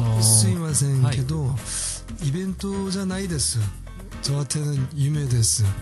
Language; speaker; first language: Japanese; non-native, learner; Korean